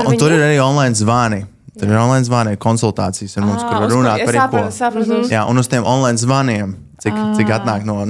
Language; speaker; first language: Latvian; native; Latvian